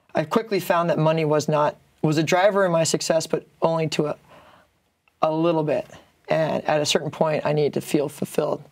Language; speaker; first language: English; native; English